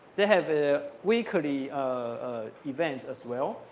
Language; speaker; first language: English; non-native, fluent; Chinese